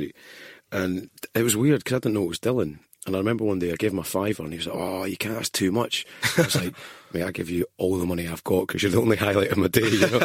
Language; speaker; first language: English; native; English